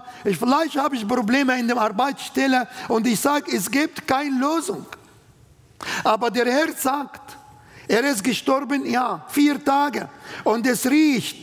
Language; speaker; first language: German; non-native, fluent; Arabic